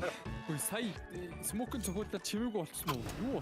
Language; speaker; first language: Mongolian; native; Mongolian